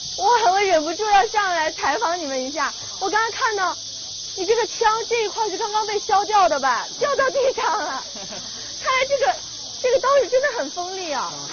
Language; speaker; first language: Chinese; native; Chinese